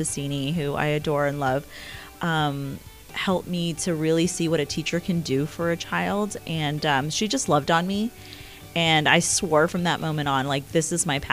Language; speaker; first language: English; early bilingual, other home language; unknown